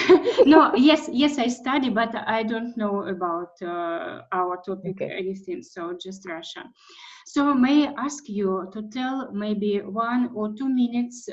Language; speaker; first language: English; non-native, fluent; Russian